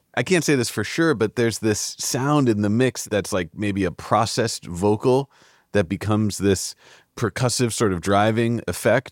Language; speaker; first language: English; native; English